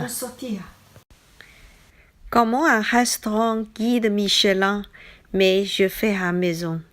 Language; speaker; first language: French; non-native, learner; Thai